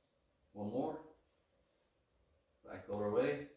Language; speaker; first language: English; native; English